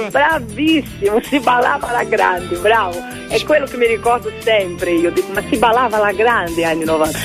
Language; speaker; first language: Italian; non-native, fluent; Portuguese